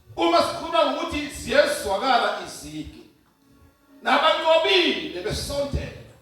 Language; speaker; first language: Zulu; native; Zulu